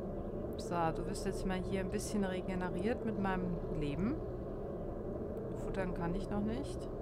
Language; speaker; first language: German; native; German